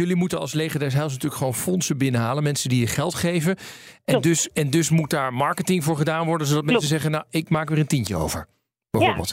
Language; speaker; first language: Dutch; native; Dutch